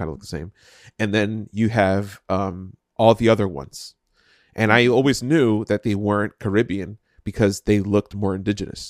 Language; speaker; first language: English; native; English